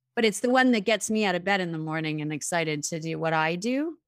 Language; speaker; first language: English; native; English